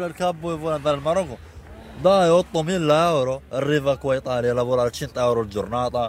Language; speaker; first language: Italian; non-native, learner; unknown